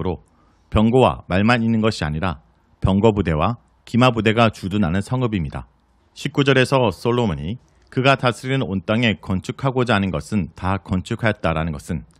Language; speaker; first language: Korean; native; Korean